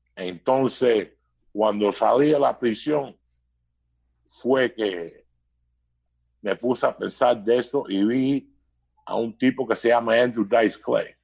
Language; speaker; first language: Spanish; early bilingual, heritage; Spanish